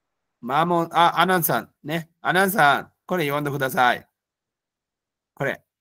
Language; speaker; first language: Japanese; non-native, fluent; Bangla